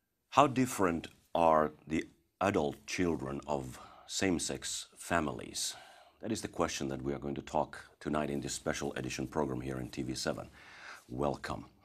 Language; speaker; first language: English; non-native, fluent; Finnish